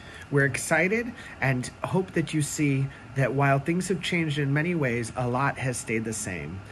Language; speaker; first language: English; native; English